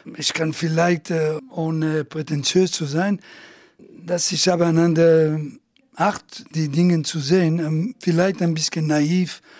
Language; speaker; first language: German; non-native, fluent; Italian